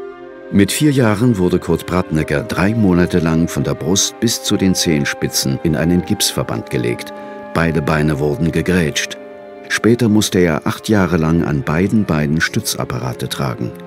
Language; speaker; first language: German; native; German